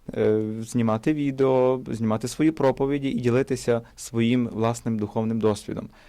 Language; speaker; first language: Ukrainian; native; Ukrainian